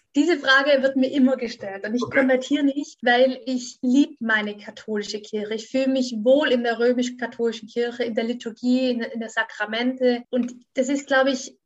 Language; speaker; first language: German; native; German